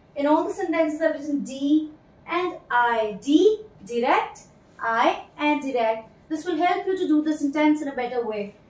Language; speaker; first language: English; non-native, local second language; Hindi